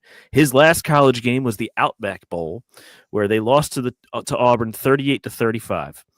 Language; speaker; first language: English; native; English